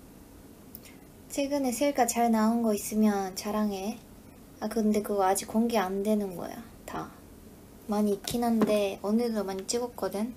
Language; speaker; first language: Korean; non-native, fluent; Japanese